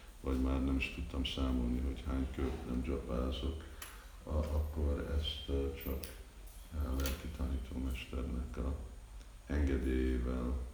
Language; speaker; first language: Hungarian; early bilingual, heritage; Hungarian